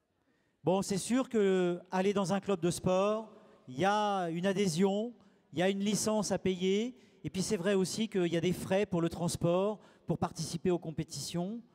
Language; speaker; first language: French; native; French